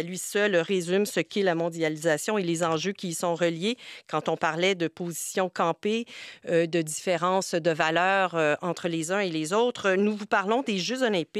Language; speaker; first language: French; native; French